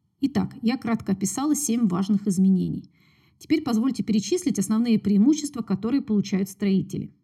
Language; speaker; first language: Russian; native; Russian